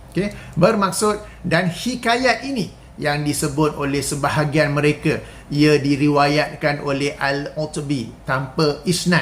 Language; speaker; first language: Malay; native; Malay